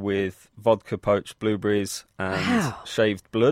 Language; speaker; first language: English; native; English